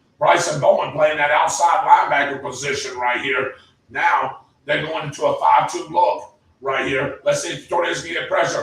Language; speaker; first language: English; native; English